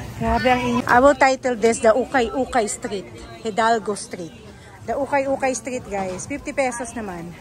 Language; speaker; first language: Filipino; native; Filipino